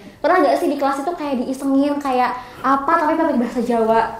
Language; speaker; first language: Indonesian; native; Indonesian